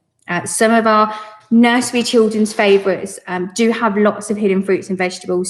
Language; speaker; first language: English; native; English